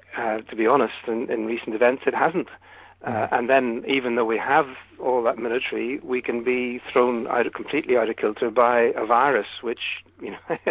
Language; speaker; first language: English; native; English